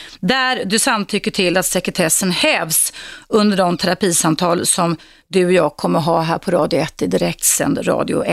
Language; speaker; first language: Swedish; native; Swedish